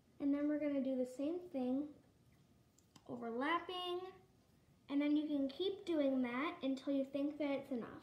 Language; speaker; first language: English; native; English